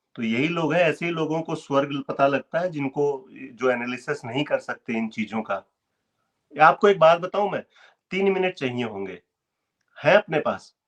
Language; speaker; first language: Hindi; native; Hindi